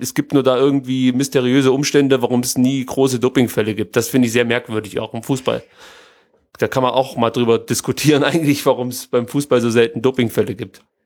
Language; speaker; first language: German; native; German